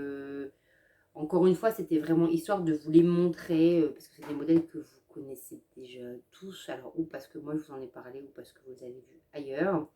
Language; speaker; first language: French; native; French